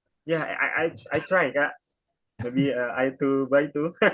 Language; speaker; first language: English; non-native, learner; Indonesian